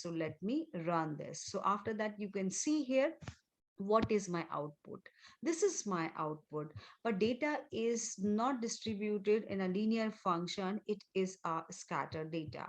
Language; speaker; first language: English; non-native, local second language; Hindi